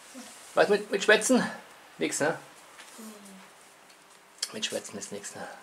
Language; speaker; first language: German; native; German